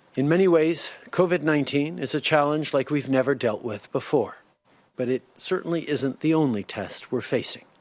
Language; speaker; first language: English; early bilingual, other home language; French